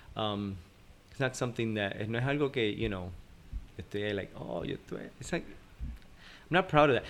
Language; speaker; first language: English; early bilingual, other home language; Spanish